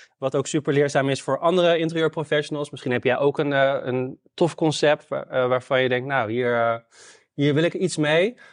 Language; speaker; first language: Dutch; native; Dutch